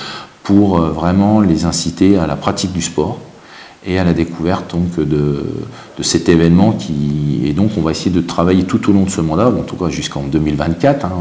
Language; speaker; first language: French; native; French